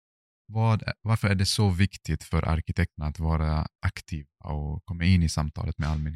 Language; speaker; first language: Swedish; non-native, fluent; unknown